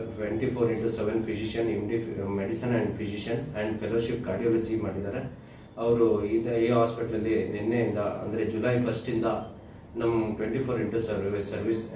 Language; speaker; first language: Kannada; native; Kannada